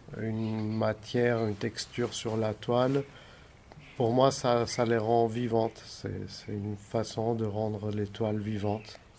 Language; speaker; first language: French; non-native, fluent; Greek